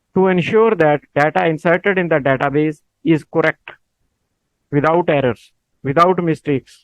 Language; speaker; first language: English; non-native, local second language; Punjabi